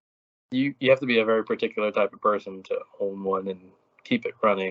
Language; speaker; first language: English; native; English